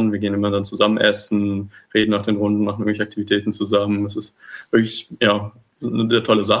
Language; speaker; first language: German; native; German